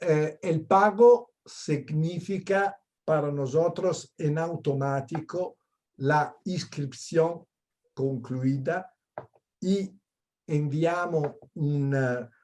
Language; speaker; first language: Spanish; non-native, fluent; Italian